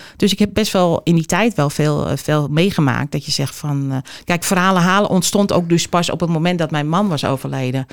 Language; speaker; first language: Dutch; native; Dutch